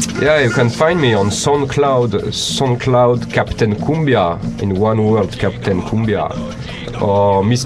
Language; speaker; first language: English; non-native, learner; French